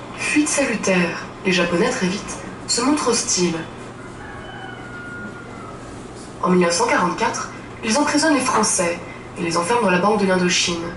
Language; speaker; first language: French; native; French